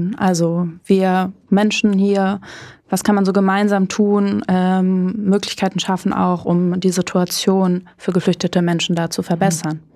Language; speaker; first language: German; native; German